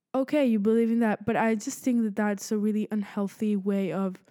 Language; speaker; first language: English; early bilingual, other home language; Spanish